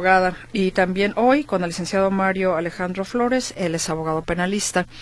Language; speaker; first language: Spanish; native; Spanish